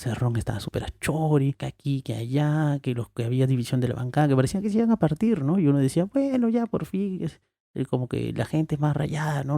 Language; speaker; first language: Spanish; native; Spanish